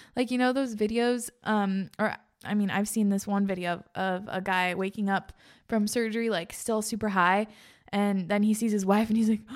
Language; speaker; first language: English; native; English